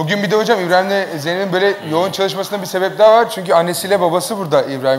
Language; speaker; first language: Turkish; native; Turkish